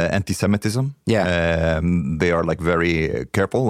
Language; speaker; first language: English; non-native, fluent; Arabic